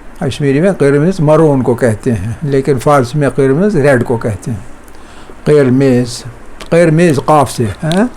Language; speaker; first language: Urdu; non-native, local second language; Kashmiri